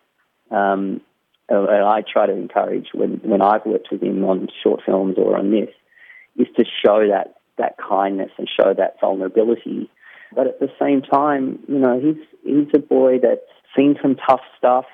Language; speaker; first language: English; native; English